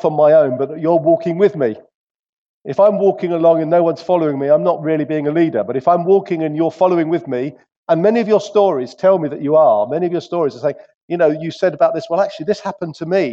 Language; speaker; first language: English; native; English